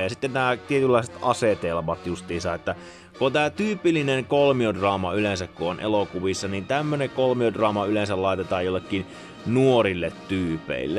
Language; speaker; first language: Finnish; native; Finnish